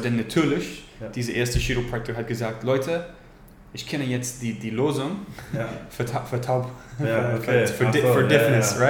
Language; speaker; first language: German; non-native, learner; English